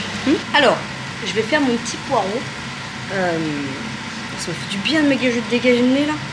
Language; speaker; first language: French; native; French